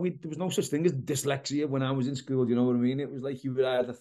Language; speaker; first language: English; native; English